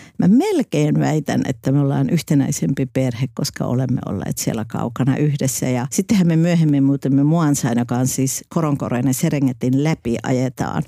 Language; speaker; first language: Finnish; native; Finnish